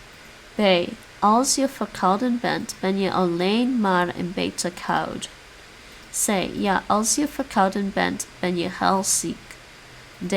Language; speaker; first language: Dutch; non-native, learner; English